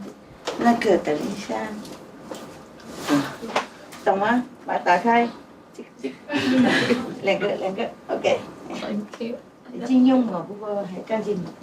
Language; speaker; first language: Chinese; non-native, fluent; Vietnamese